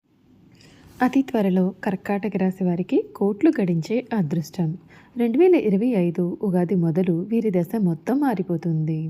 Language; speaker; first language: Telugu; native; Telugu